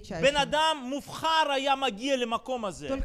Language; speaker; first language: Hebrew; non-native, fluent; Russian